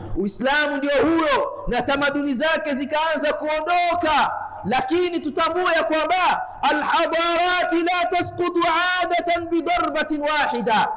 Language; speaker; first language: Swahili; native; Swahili